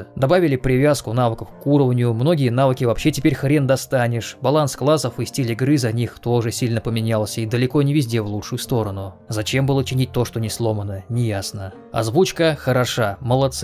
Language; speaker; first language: Russian; native; Russian